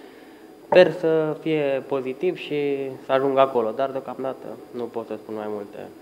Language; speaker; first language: Romanian; early bilingual, heritage; Romanian